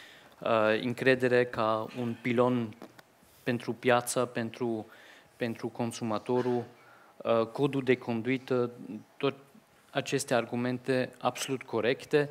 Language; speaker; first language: Romanian; non-native, fluent; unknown